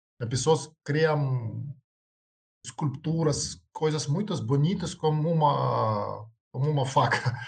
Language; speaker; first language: Portuguese; non-native, learner; Russian